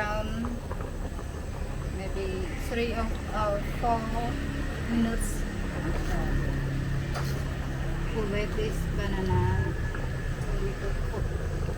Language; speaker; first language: English; non-native, learner; Khmer